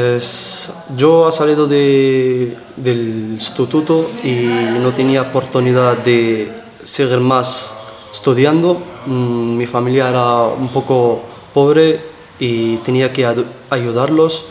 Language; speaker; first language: Spanish; non-native, learner; Arabic